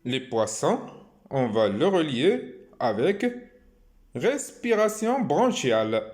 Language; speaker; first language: French; non-native, local second language; Arabic